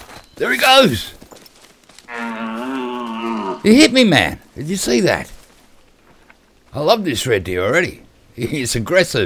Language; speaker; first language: English; native; English